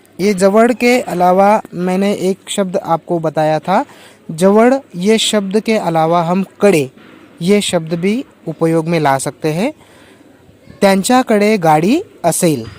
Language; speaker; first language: Hindi; non-native, local second language; Marathi